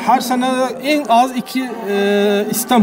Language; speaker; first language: Turkish; non-native, learner; Uzbek